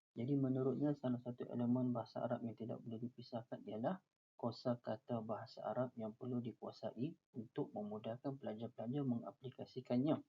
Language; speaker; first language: Malay; native; Malay